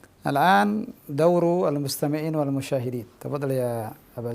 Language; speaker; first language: Arabic; non-native, fluent; Indonesian